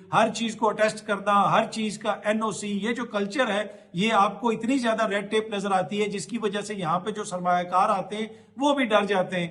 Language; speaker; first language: Urdu; native; Urdu